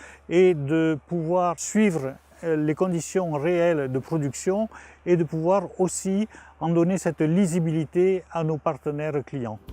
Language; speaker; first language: French; native; French